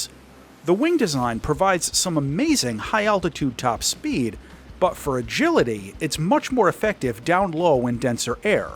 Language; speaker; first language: English; native; English